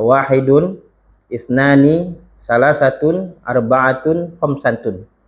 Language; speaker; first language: Arabic; non-native, fluent; Indonesian